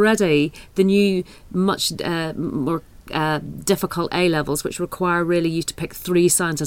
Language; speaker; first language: English; native; English